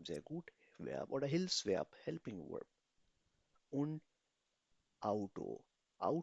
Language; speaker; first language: German; non-native, fluent; Urdu